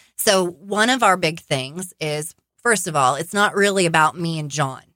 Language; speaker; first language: English; native; English